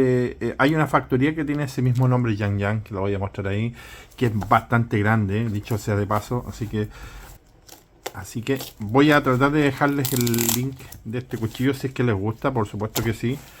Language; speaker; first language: Spanish; native; Spanish